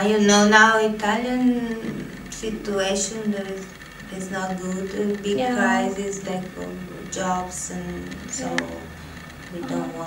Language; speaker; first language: English; non-native, fluent; Italian